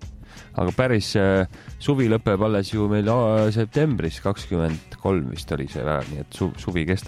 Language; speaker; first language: Estonian; native; Estonian